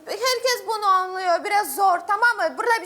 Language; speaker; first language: Turkish; non-native, learner; Russian